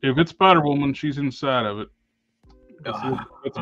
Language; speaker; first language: English; native; English